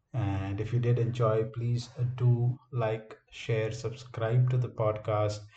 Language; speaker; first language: English; non-native, local second language; Gujarati